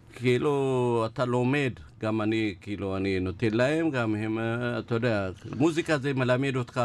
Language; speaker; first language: Hebrew; non-native, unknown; Amharic